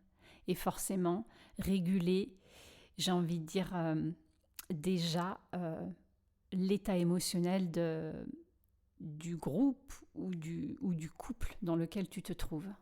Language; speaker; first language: French; native; French